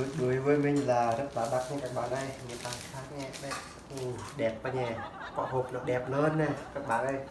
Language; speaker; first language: Vietnamese; non-native, local second language; Jarai